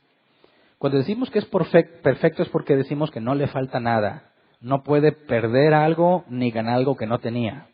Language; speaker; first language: Spanish; native; Spanish